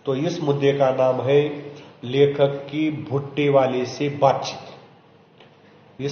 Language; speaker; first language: Hindi; non-native, local second language; Marathi